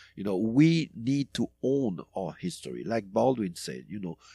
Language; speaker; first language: English; non-native, fluent; French